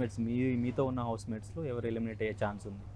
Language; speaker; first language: Telugu; native; Telugu